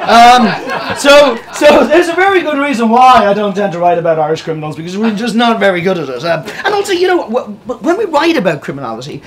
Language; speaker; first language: English; native; English